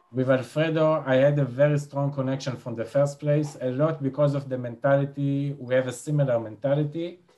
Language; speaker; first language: English; non-native, fluent; Hebrew